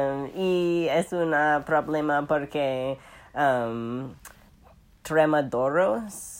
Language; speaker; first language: Spanish; non-native, learner; English